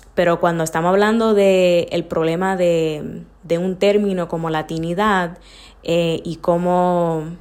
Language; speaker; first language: Spanish; early bilingual, heritage; Spanish